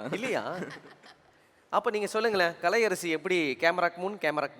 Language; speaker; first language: Tamil; native; Tamil